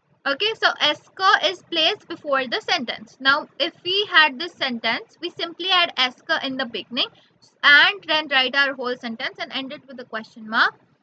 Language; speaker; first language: English; non-native, local second language; Hindi